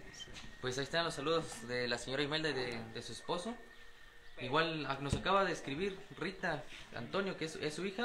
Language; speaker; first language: Spanish; native; Spanish